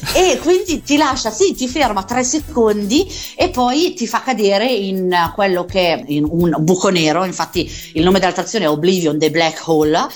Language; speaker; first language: Italian; native; Italian